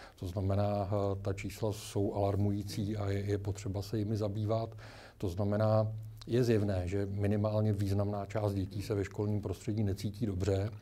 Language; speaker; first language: Czech; native; Czech